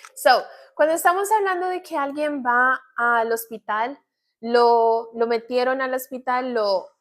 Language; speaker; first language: Spanish; non-native, fluent; English